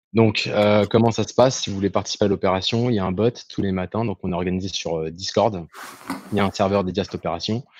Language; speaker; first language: French; native; French